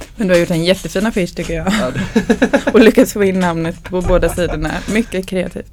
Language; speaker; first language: Swedish; native; Swedish